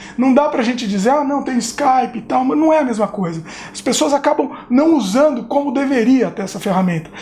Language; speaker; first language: Portuguese; native; Portuguese